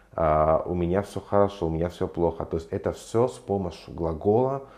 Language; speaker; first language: Russian; non-native, fluent; Spanish